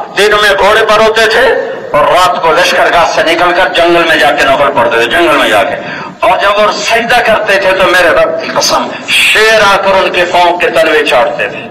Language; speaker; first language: Urdu; non-native, local second language; Punjabi